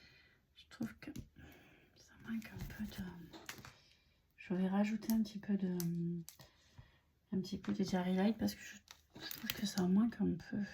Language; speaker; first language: French; native; French